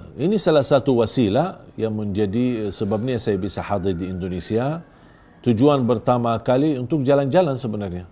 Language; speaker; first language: Indonesian; non-native, fluent; Arabic